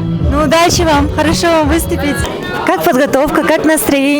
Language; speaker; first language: Russian; native; Russian